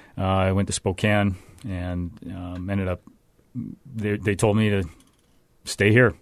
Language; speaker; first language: English; native; English